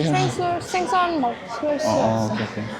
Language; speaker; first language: Korean; non-native, learner; Vietnamese